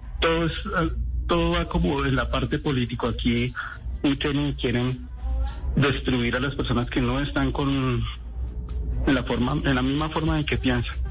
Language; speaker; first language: Spanish; native; Spanish